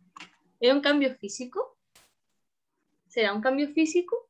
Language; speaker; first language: Spanish; native; Spanish